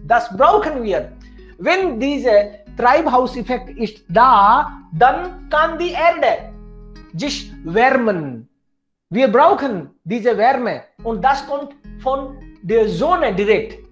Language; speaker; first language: German; non-native, fluent; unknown